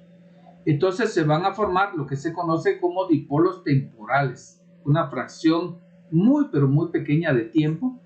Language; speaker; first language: Spanish; native; Spanish